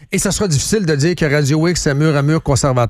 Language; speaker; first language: French; native; French